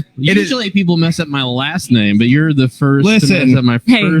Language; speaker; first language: English; native; English